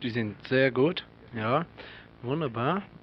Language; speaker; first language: German; non-native, learner; English